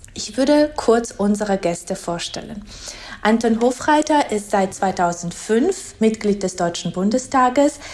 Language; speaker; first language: German; non-native, fluent; Georgian